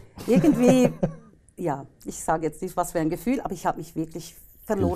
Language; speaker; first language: German; native; German